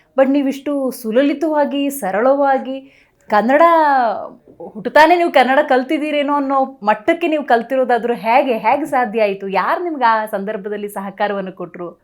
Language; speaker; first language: Kannada; native; Kannada